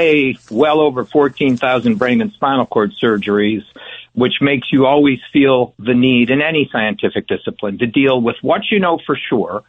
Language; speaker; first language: English; native; English